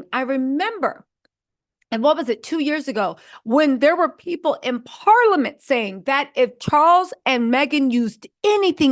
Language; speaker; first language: English; native; English